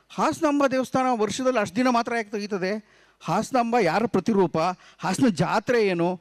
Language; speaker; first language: Kannada; native; Kannada